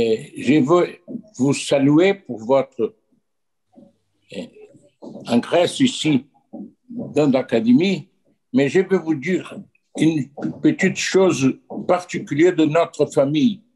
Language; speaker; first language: French; non-native, fluent; Portuguese